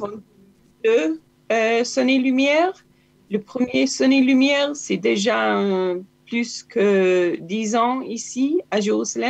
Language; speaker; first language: French; non-native, learner; Hebrew